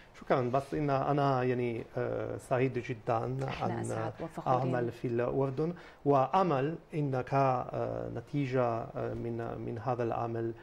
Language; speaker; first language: Arabic; non-native, fluent; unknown